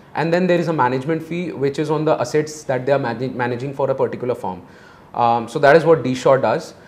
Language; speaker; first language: English; non-native, local second language; Hindi